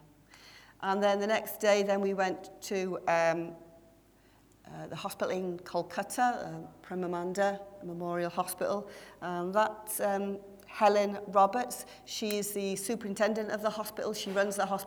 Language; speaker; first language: English; native; English